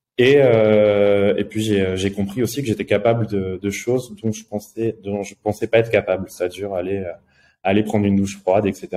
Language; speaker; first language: French; native; French